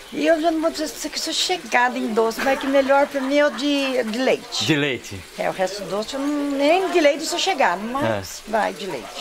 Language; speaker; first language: Portuguese; native; Portuguese